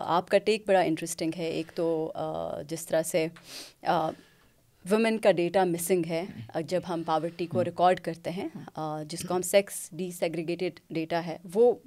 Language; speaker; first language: Urdu; non-native, local second language; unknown